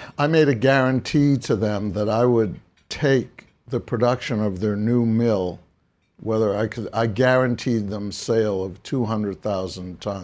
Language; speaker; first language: English; native; English